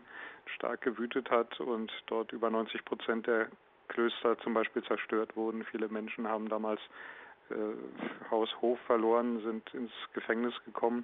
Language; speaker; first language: German; native; German